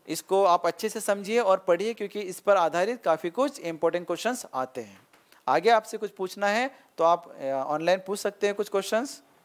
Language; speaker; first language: Hindi; non-native, local second language; Marathi